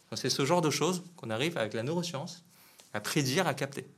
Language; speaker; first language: French; non-native, fluent; Vietnamese